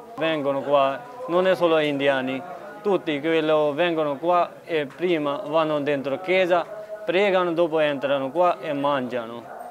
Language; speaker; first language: Italian; non-native, learner; Punjabi